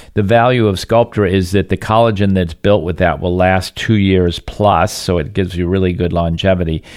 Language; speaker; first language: English; native; English